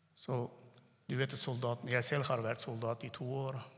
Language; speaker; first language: Norwegian; non-native, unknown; Turkmen